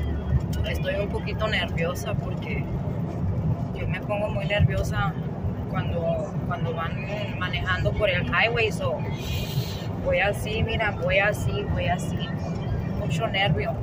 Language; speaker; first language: Spanish; early bilingual, heritage; Spanish